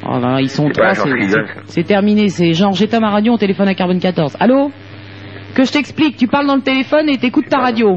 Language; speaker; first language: French; native; French